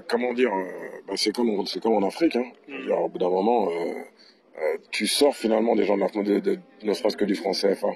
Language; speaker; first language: French; native; French